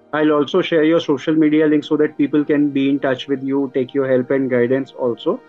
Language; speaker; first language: English; non-native, local second language; Hindi